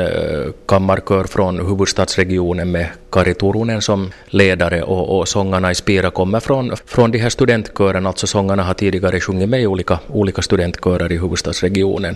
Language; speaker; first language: Swedish; native; Swedish